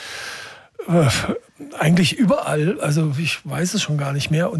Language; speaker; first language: German; native; German